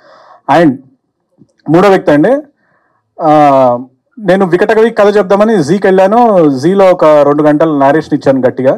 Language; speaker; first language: Telugu; native; Telugu